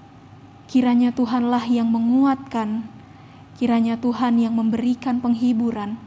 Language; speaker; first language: Indonesian; native; Indonesian